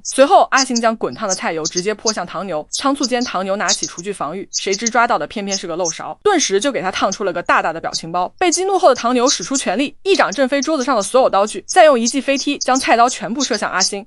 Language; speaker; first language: Chinese; native; Chinese